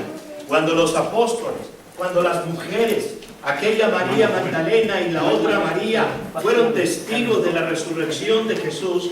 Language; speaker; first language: Spanish; native; Spanish